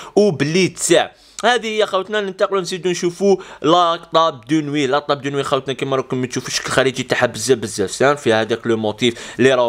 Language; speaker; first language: Arabic; native; Arabic